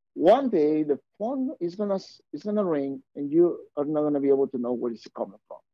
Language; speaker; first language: English; non-native, fluent; Spanish